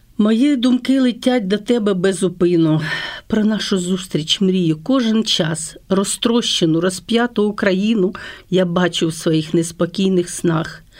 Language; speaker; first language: Ukrainian; non-native, local second language; Russian